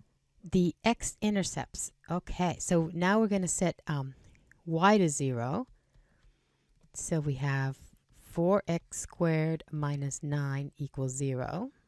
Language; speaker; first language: English; native; English